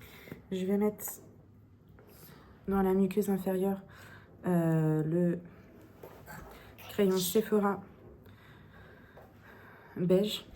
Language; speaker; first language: French; native; French